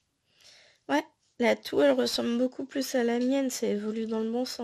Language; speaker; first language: French; native; French